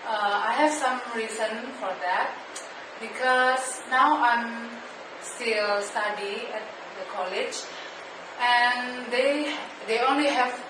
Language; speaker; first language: English; non-native, learner; Indonesian